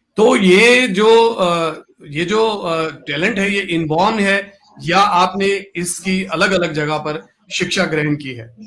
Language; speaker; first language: Hindi; non-native, local second language; Kashmiri